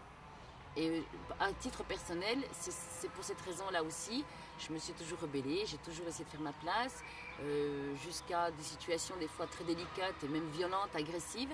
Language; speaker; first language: French; early bilingual, other home language; Kabyle